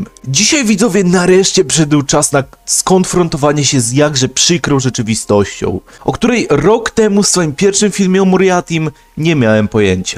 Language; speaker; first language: Polish; native; Polish